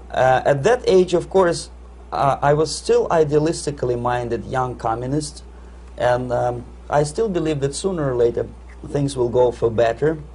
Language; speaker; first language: English; non-native, fluent; Russian